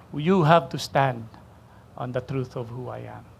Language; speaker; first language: English; non-native, local second language; Filipino